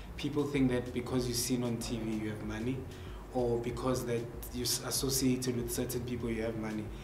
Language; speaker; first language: English; non-native, local second language; Tsonga